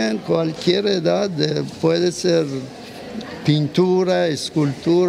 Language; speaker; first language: Spanish; non-native, fluent; Persian